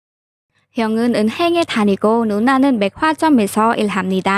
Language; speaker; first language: Korean; non-native, fluent; Khmer